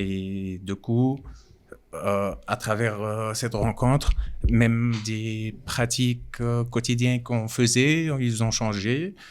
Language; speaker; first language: French; non-native, local second language; Arabic